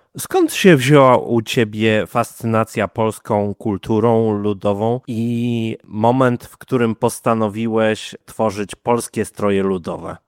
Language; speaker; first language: Polish; native; Polish